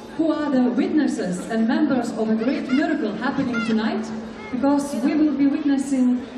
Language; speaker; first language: English; non-native, fluent; Lithuanian